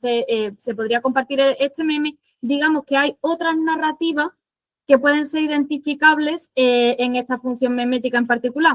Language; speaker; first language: Spanish; native; Spanish